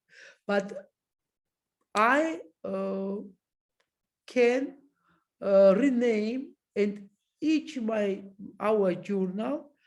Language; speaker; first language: English; non-native, learner; Georgian